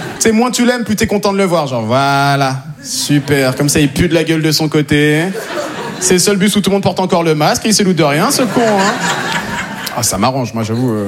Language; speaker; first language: French; native; French